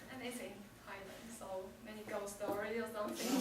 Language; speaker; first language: English; non-native, fluent; Chinese